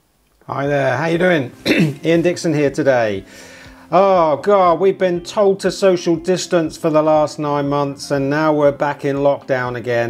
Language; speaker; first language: English; native; English